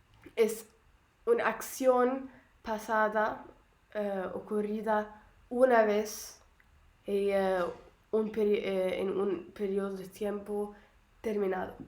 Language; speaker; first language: Spanish; non-native, learner; Arabic